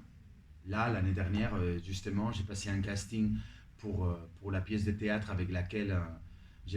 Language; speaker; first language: French; non-native, fluent; Spanish